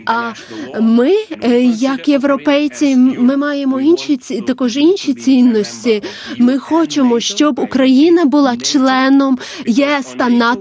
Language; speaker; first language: Ukrainian; non-native, learner; Lithuanian